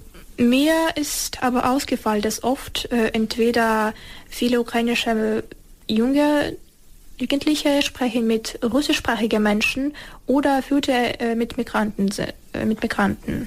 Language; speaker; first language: German; non-native, learner; Ukrainian